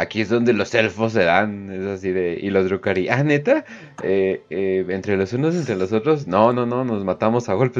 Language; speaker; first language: Spanish; native; Spanish